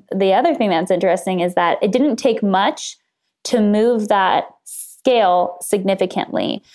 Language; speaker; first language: English; native; English